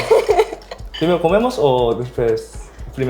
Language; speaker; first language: Spanish; non-native, learner; Korean